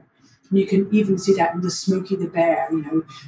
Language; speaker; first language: English; native; English